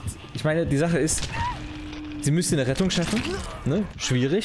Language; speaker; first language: German; native; German